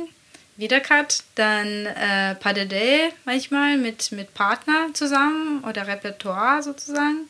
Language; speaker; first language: German; non-native, fluent; Latvian